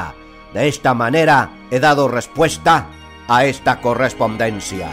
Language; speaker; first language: Spanish; native; Spanish